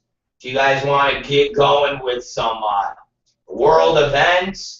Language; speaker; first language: English; native; English